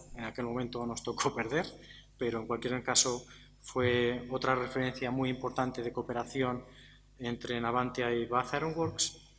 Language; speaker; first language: Spanish; native; Spanish